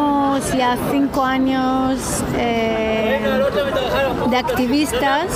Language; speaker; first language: Spanish; non-native, fluent; Hebrew